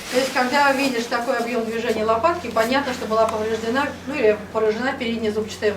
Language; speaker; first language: Russian; native; Russian